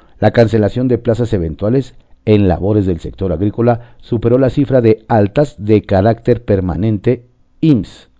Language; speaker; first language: Spanish; native; Spanish